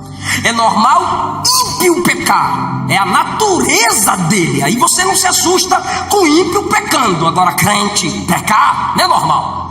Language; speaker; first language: Portuguese; native; Portuguese